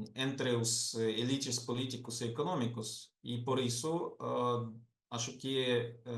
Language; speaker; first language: Portuguese; non-native, fluent; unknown